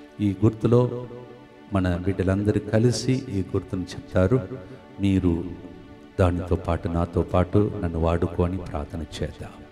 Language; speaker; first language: Telugu; non-native, fluent; Tamil